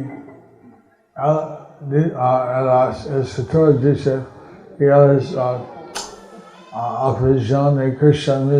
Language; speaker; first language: Spanish; non-native, learner; English